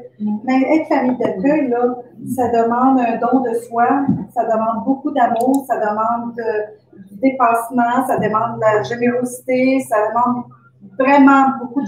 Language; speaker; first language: French; native; French